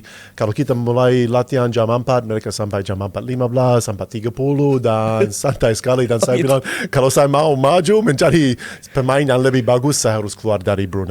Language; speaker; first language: Indonesian; non-native, fluent; English